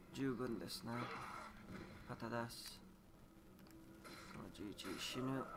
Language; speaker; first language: Japanese; non-native, learner; English